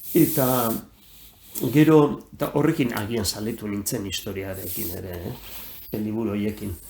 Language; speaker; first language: Basque; native; Basque